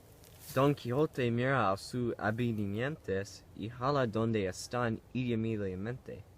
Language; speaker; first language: Spanish; non-native, learner; English